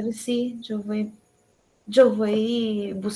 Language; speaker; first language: Spanish; non-native, fluent; Portuguese